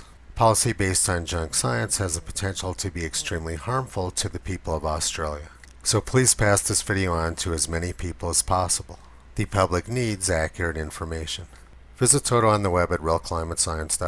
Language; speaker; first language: English; native; English